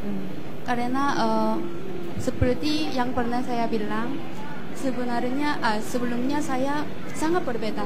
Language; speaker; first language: Indonesian; non-native, fluent; Korean